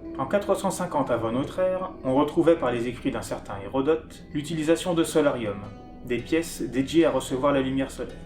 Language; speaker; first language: French; native; French